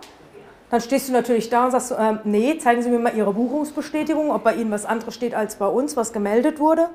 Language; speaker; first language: German; native; German